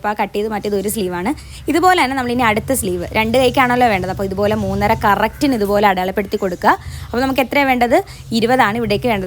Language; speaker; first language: Malayalam; native; Malayalam